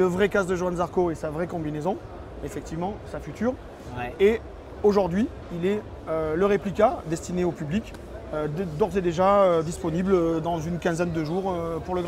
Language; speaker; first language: French; native; French